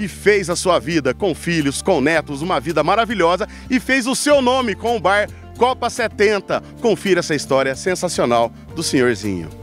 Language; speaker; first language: Portuguese; native; Portuguese